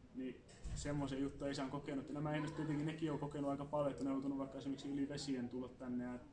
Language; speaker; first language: Finnish; early bilingual, other home language; Assyrian Neo-Aramaic